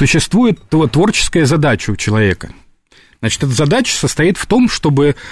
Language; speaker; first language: Russian; native; Russian